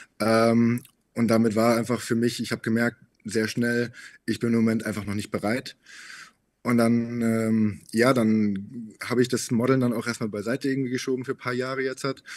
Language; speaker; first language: German; native; German